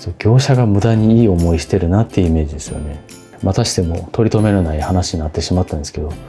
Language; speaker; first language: Japanese; non-native, fluent; Korean